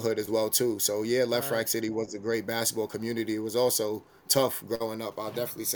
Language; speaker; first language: English; native; English